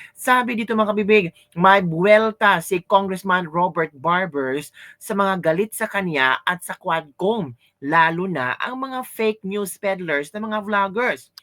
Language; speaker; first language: Filipino; non-native, local second language; Cebuano